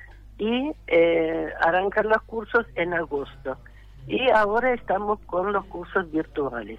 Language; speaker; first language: Spanish; non-native, fluent; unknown